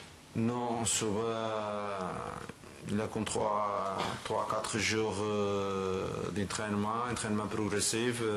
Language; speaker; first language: French; non-native, learner; Portuguese